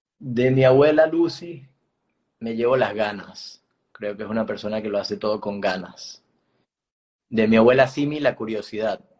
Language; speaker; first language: Spanish; native; Spanish